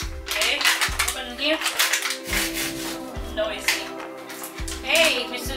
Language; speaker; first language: English; non-native, learner; Indonesian